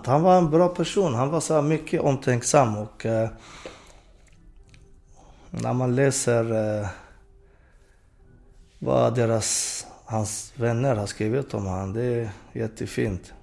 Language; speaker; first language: Swedish; non-native, fluent; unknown